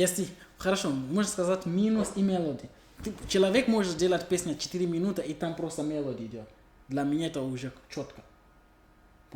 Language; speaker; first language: Russian; non-native, learner; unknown